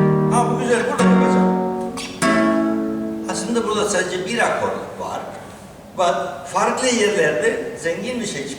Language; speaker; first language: Turkish; non-native, learner; Spanish